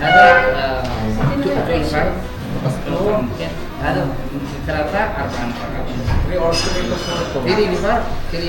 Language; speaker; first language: Arabic; non-native, learner; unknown